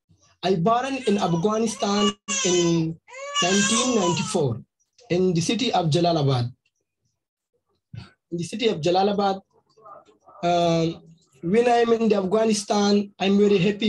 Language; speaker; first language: English; non-native, learner; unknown